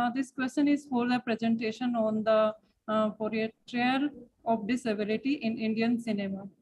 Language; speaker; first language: English; non-native, local second language; Hindi